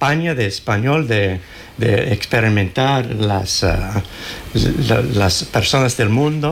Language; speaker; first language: Spanish; non-native, fluent; English